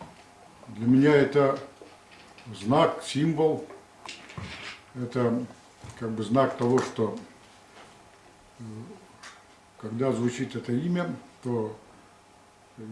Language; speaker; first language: Russian; non-native, local second language; Yakut